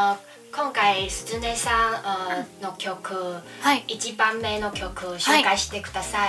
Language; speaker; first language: Japanese; non-native, learner; Chinese